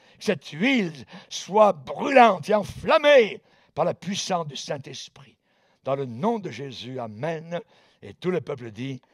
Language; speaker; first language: French; native; French